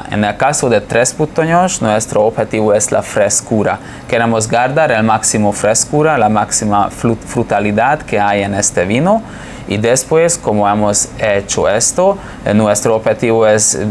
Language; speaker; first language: Spanish; non-native, fluent; Hungarian